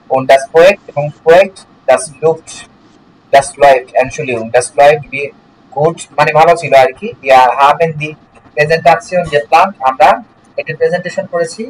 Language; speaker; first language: German; non-native, learner; Bangla